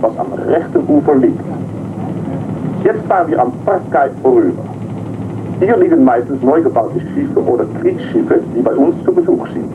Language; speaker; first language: German; non-native, fluent; Dutch